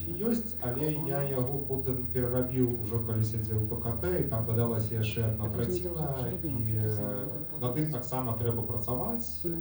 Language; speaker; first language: Belarusian; non-native, local second language; Russian